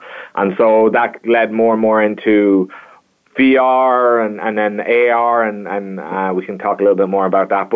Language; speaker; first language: English; native; English